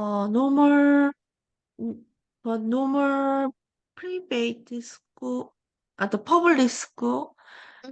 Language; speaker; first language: English; non-native, learner; Korean